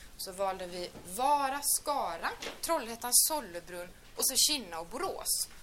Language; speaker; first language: Swedish; native; Swedish